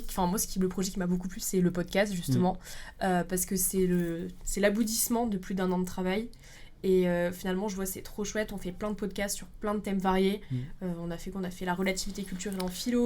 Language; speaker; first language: French; native; French